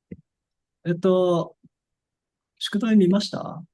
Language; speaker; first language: Japanese; non-native, fluent; English